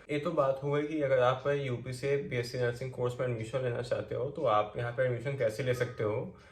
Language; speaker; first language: Hindi; native; Hindi